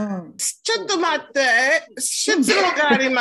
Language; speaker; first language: Japanese; non-native, learner; English